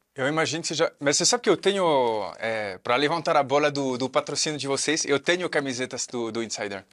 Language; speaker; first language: Portuguese; non-native, fluent; French